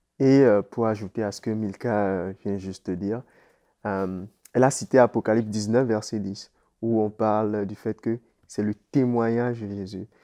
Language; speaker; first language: French; native; French